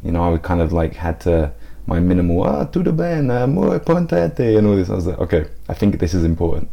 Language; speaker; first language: English; native; English